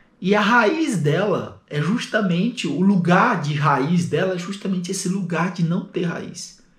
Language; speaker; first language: Portuguese; native; Portuguese